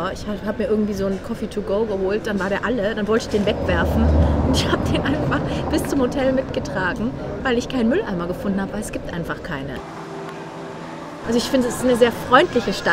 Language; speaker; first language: German; native; German